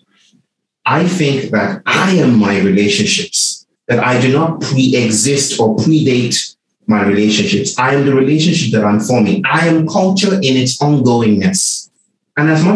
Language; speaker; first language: English; non-native, local second language; Yoruba